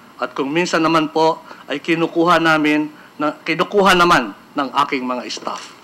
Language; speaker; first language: Filipino; native; Filipino